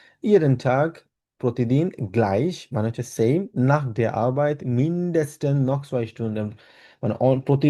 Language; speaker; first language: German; non-native, fluent; Bangla